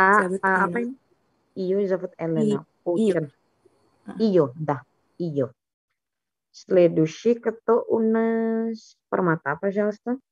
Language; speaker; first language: Russian; non-native, fluent; Indonesian